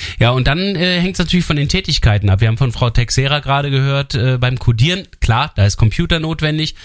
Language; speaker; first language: German; native; German